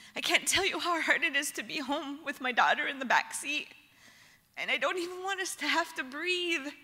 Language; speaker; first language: English; native; English